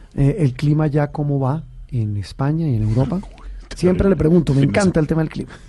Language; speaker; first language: Spanish; native; Spanish